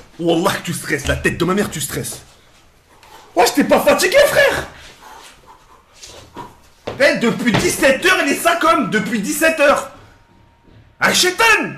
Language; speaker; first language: French; native; French